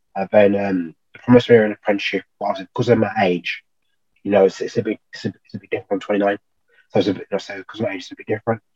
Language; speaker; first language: English; native; English